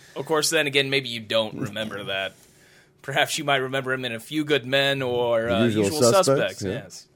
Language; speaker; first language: English; native; English